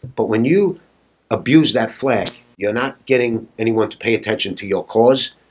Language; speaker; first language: English; native; English